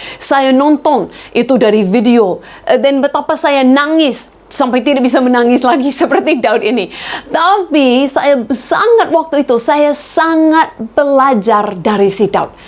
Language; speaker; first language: Indonesian; non-native, fluent; English